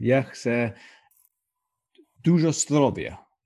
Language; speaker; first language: Polish; non-native, learner; English